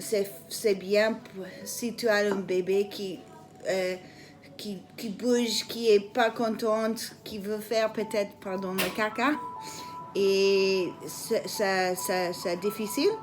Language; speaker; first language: French; non-native, learner; English